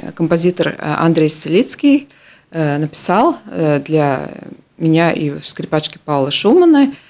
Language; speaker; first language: Russian; non-native, local second language; Latvian